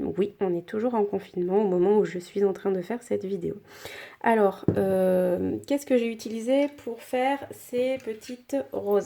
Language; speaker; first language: French; native; French